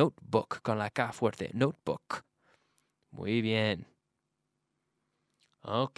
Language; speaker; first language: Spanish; non-native, fluent; English